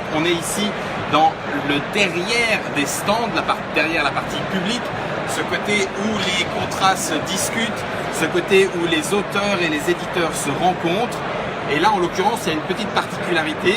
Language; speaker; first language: French; native; French